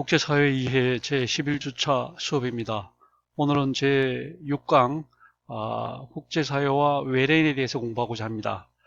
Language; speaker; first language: Korean; native; Korean